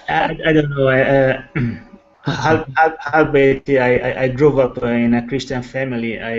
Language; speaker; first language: English; non-native, learner; Italian